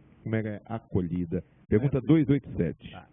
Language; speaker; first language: Portuguese; native; Portuguese